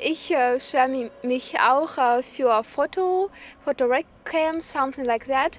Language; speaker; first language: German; non-native, learner; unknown